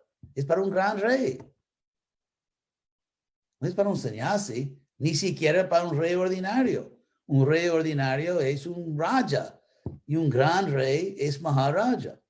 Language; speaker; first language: Spanish; non-native, fluent; English